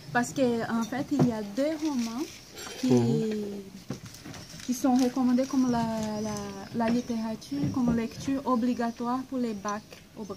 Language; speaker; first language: French; non-native, fluent; Portuguese